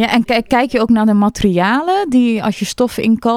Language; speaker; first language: Dutch; native; Dutch